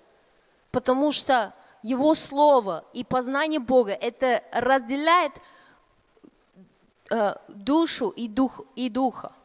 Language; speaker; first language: Russian; non-native, fluent; English